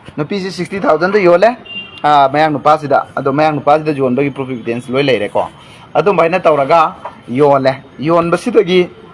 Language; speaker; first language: Manipuri; native; Manipuri